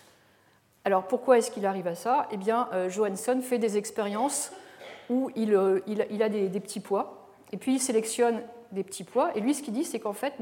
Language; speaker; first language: French; native; French